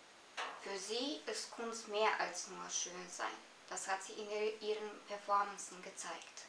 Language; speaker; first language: German; non-native, fluent; Serbian